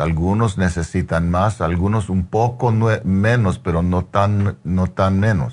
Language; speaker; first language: Spanish; non-native, learner; English